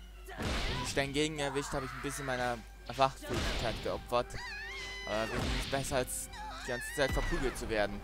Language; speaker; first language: German; native; German